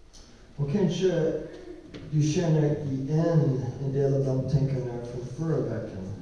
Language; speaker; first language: Swedish; non-native, learner; English